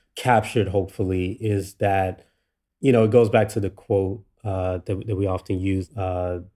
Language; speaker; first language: English; native; English